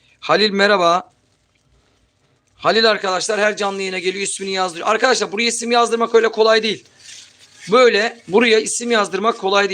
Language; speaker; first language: Turkish; native; Turkish